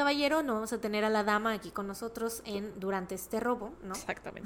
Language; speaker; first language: Spanish; native; Spanish